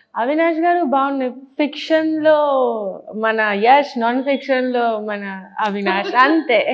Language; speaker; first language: Telugu; non-native, fluent; Bangla